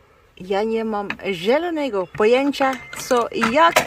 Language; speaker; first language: Polish; non-native, learner; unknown